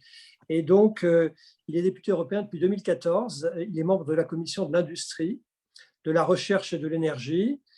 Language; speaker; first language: French; native; French